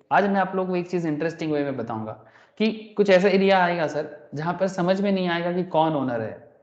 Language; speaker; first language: Hindi; non-native, local second language; Bangla